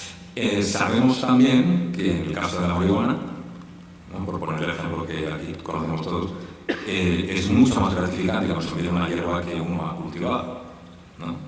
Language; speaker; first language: Spanish; native; Spanish